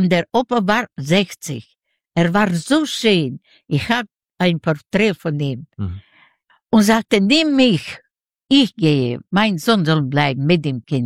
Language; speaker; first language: German; non-native, learner; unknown